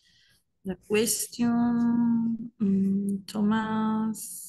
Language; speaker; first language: English; non-native, learner; Spanish